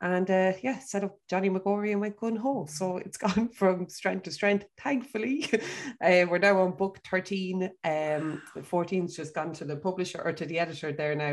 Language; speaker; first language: English; native; English